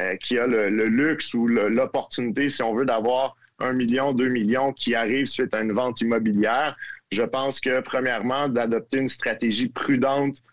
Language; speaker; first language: French; native; French